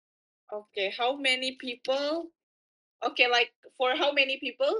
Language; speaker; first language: English; non-native, fluent; Indonesian